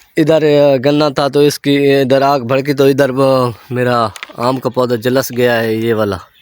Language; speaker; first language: Urdu; non-native, local second language; Saraiki